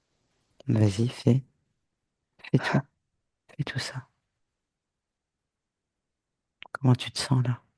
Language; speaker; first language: French; native; French